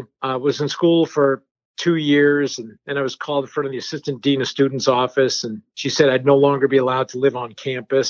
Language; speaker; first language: English; early bilingual, other home language; French